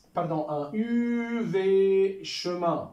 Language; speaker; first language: French; non-native, local second language; Arabic